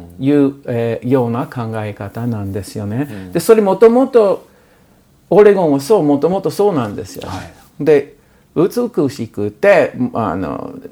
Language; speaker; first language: Japanese; non-native, fluent; English